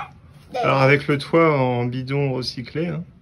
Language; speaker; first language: French; native; French